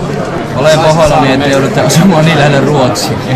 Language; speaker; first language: Finnish; native; Finnish